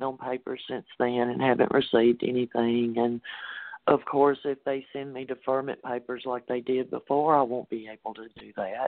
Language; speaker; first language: English; native; English